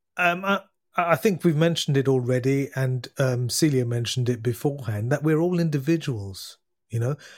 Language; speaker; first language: English; native; English